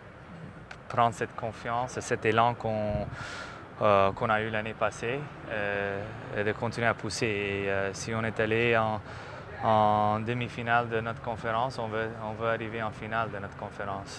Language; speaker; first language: French; non-native, local second language; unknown